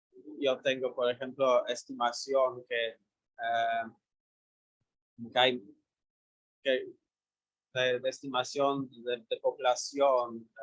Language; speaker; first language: Spanish; non-native, learner; Polish